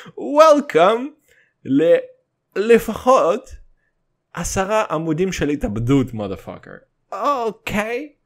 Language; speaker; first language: Hebrew; early bilingual, other home language; Russian